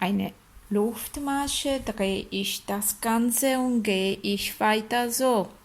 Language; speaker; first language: German; non-native, learner; Italian